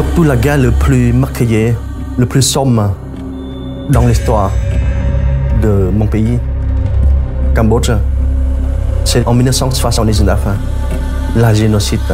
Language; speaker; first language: French; non-native, fluent; Khmer